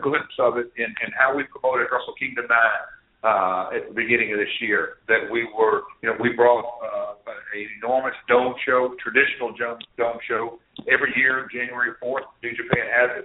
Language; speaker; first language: English; native; English